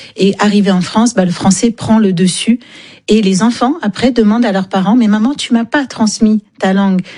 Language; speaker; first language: French; native; French